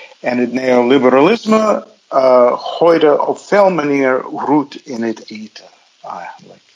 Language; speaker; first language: Dutch; non-native, fluent; English